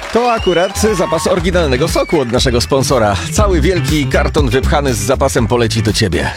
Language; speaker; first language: Polish; native; Polish